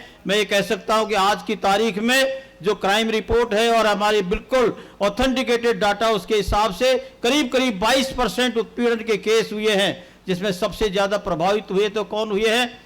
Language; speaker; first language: Hindi; native; Hindi